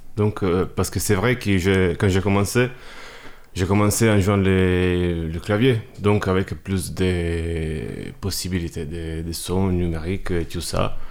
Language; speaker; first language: French; non-native, fluent; Italian